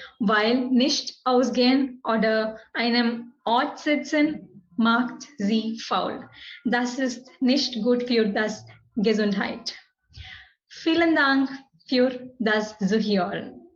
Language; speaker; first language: German; non-native, learner; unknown